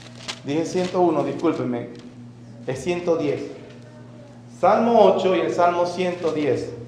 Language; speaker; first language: Spanish; native; Spanish